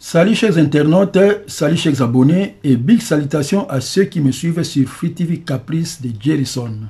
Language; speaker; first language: French; non-native, local second language; Lingala